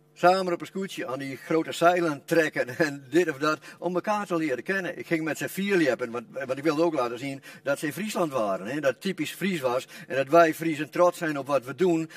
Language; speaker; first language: Dutch; non-native, local second language; Western Frisian